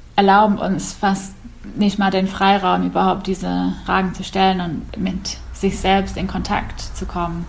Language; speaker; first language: German; non-native, fluent; English